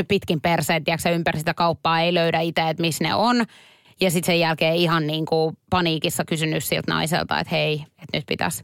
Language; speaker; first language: Finnish; native; Finnish